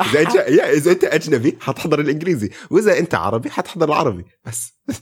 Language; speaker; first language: Arabic; early bilingual, heritage; Arabic